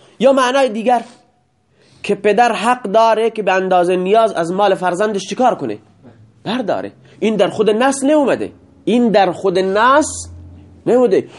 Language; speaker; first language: Persian; non-native, local second language; Baluchi